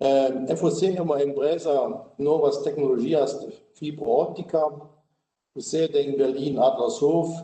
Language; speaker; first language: Portuguese; non-native, learner; German